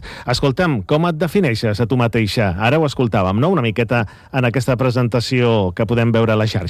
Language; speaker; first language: Catalan; native; Catalan